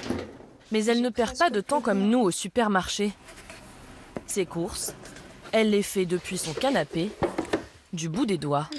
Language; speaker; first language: French; native; French